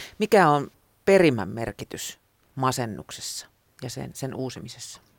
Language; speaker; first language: Finnish; native; Finnish